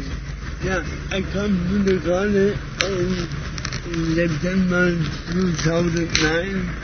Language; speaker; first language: English; non-native, learner; German